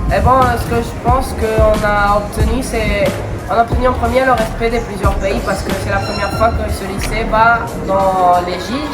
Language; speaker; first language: French; non-native, fluent; Spanish